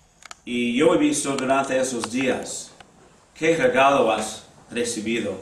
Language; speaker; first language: Spanish; non-native, fluent; English